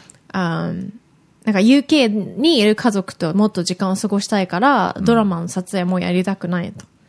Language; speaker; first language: Japanese; native; Japanese